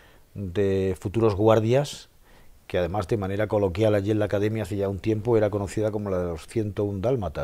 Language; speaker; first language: Spanish; native; Spanish